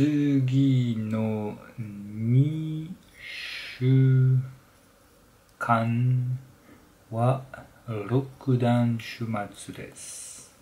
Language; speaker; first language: Japanese; non-native, learner; French